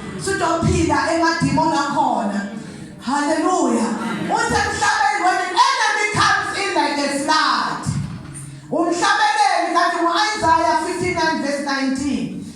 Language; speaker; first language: Zulu; non-native, local second language; Swati